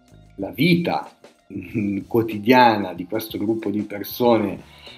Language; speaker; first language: Italian; native; Italian